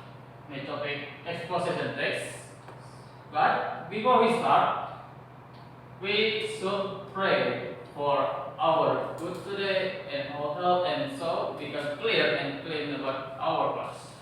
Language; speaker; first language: English; non-native, learner; Indonesian